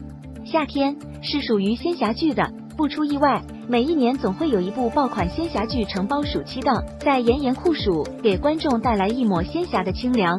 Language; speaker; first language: Chinese; native; Chinese